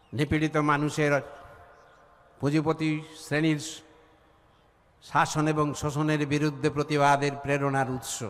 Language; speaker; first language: Bangla; native; Bangla